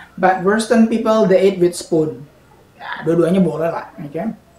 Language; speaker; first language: English; non-native, fluent; Indonesian